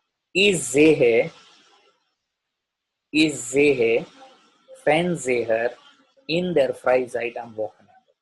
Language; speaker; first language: German; non-native, learner; Gujarati